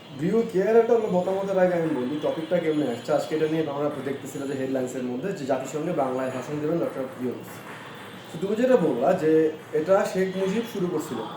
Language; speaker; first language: Bangla; native; Bangla